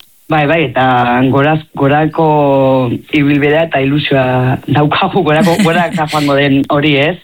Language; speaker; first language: Basque; non-native, local second language; Spanish